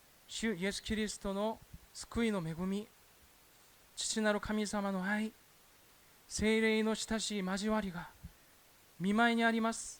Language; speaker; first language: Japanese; non-native, fluent; Korean